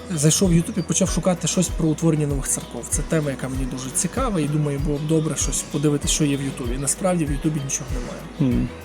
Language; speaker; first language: Ukrainian; non-native, local second language; Russian